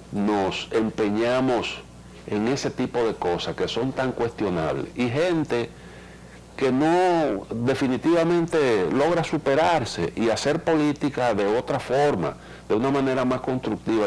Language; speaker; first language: Spanish; native; Spanish